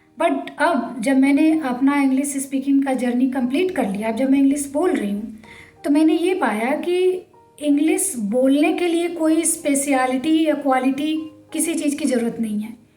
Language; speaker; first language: Hindi; native; Hindi